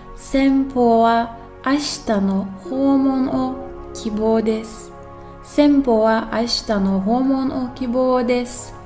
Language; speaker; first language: Japanese; non-native, fluent; English